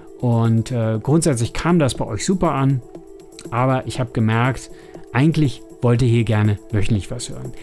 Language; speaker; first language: German; native; German